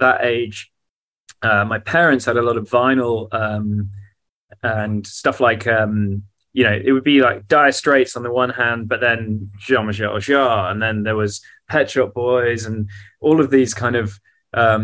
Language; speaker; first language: English; native; English